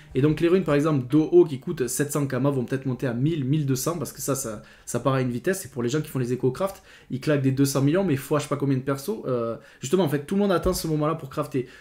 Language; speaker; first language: French; native; French